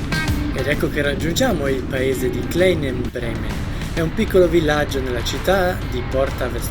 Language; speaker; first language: Italian; native; Italian